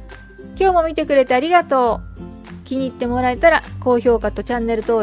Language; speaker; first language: Japanese; native; Japanese